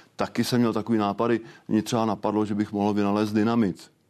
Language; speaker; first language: Czech; native; Czech